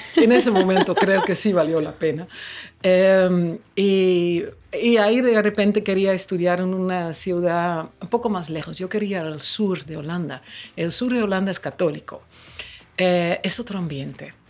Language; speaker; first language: Spanish; non-native, fluent; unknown